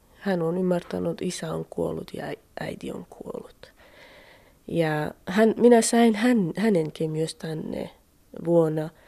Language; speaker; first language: Finnish; non-native, learner; Central Kurdish